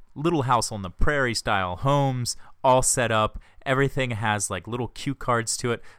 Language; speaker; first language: English; native; English